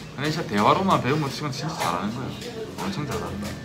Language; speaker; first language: Korean; native; Korean